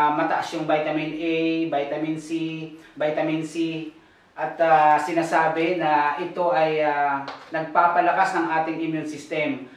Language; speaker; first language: Filipino; non-native, local second language; Bikol